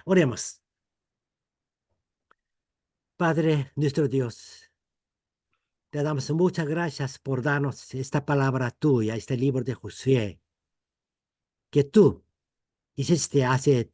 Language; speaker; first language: Spanish; non-native, fluent; Korean